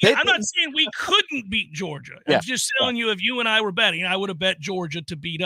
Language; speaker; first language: English; native; English